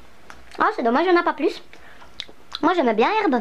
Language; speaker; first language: French; native; French